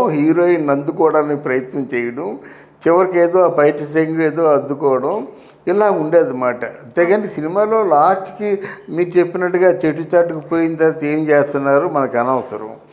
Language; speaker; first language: Telugu; native; Telugu